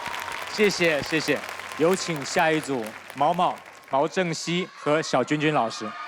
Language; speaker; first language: Chinese; native; Chinese